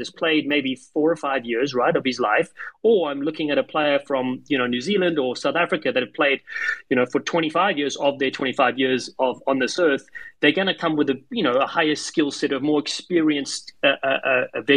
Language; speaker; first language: English; native; English